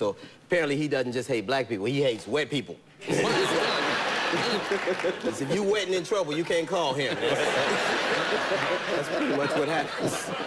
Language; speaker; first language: English; native; English